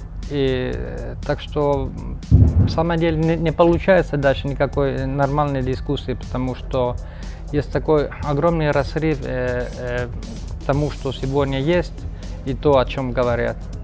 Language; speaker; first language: Russian; non-native, fluent; Finnish